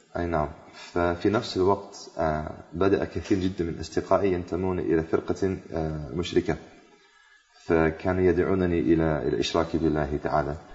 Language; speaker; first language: Arabic; non-native, fluent; English